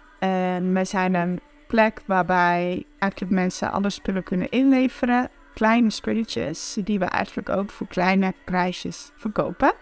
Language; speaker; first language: Dutch; native; Dutch